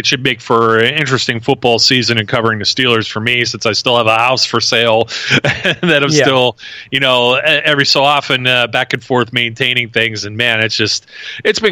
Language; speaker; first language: English; native; English